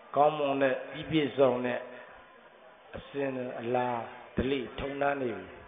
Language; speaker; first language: Burmese; non-native, local second language; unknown